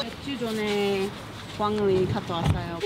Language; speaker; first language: Korean; non-native, learner; English